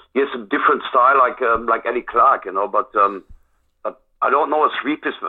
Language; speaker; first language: English; non-native, fluent; German